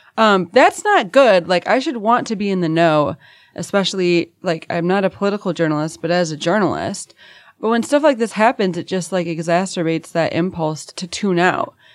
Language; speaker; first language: English; native; English